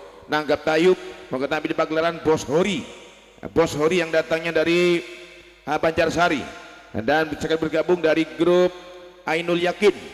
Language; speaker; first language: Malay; non-native, local second language; Javanese